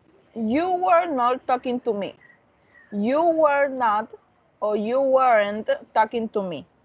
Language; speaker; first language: English; non-native, learner; Spanish